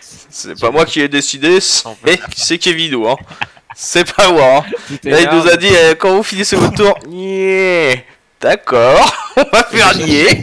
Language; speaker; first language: French; native; French